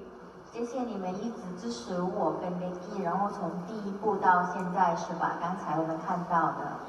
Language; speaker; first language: Chinese; non-native, learner; Thai